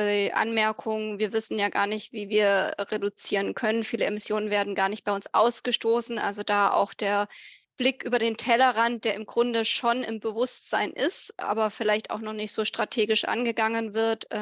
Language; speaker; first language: German; native; German